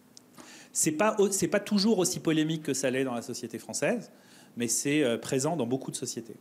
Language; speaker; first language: French; native; French